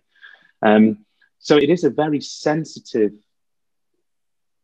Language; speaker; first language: English; native; English